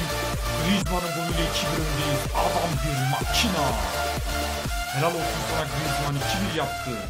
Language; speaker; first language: Turkish; native; Turkish